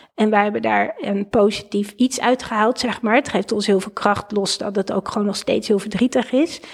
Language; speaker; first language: Dutch; native; Dutch